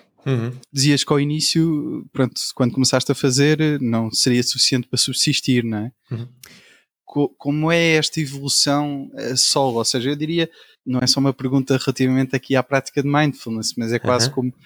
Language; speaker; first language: Portuguese; native; Portuguese